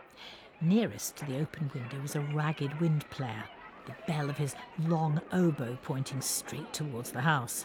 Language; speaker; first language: English; native; English